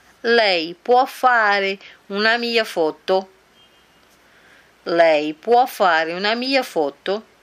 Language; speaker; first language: Italian; non-native, fluent; Portuguese